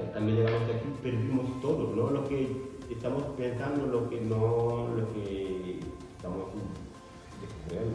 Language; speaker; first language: Spanish; non-native, learner; Fula